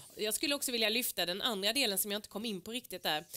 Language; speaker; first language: Swedish; native; Swedish